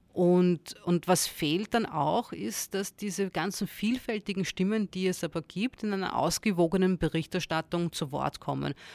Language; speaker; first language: German; early bilingual, other home language; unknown